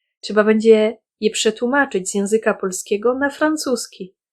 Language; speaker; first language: Polish; native; Polish